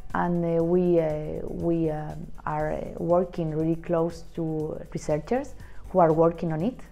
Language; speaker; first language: English; non-native, fluent; Spanish